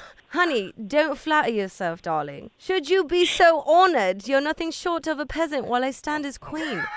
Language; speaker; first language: English; early bilingual, other home language; Spanish